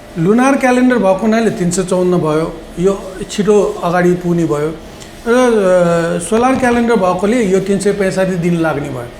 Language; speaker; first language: Nepali; non-native, local second language; Newari